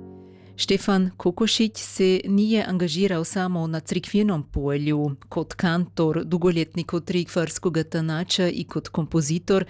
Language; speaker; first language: Serbian; native; Serbian